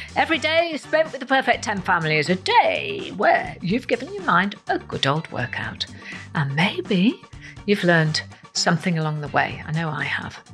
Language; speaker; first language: English; native; English